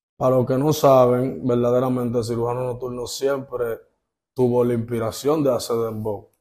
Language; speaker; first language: Spanish; native; Spanish